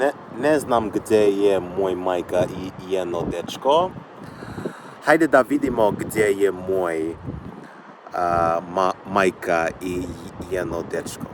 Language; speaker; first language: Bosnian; non-native, learner; English